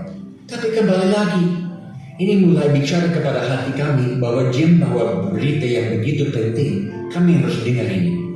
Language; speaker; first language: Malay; non-native, fluent; English